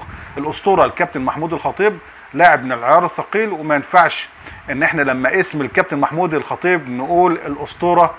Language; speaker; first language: Arabic; native; Arabic